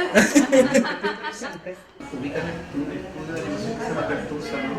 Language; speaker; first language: Spanish; native; Spanish